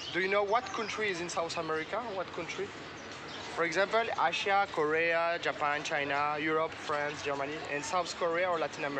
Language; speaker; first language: English; non-native, fluent; French